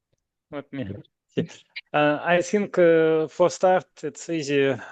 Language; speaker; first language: English; non-native, learner; Russian